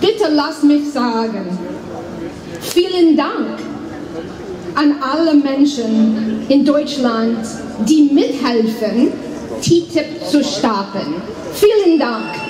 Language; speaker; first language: German; non-native, learner; English